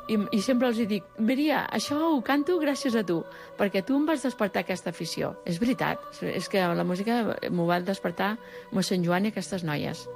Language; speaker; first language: Catalan; early bilingual, other home language; Spanish